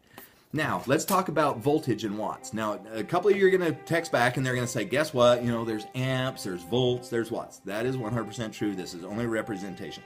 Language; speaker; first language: English; native; English